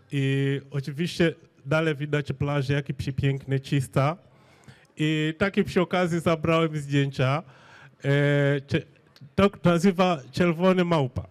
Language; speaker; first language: Polish; non-native, fluent; Swahili